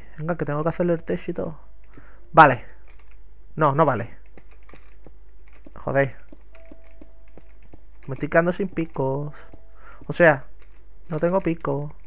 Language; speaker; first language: Spanish; native; Spanish